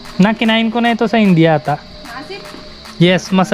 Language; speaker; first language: Filipino; non-native, learner; Punjabi